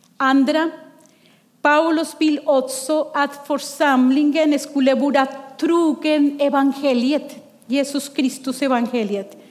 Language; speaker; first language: Swedish; non-native, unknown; Spanish